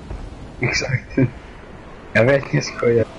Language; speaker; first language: Swedish; early bilingual, other home language; Turkish